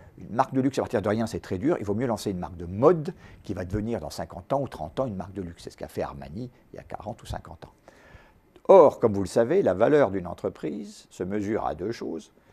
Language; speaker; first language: French; native; French